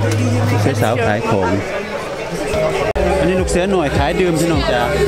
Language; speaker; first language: Dutch; non-native, learner; Thai